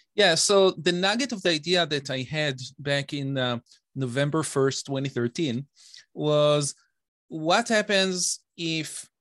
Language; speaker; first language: English; non-native, fluent; Hebrew